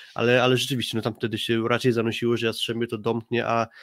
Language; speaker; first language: Polish; native; Polish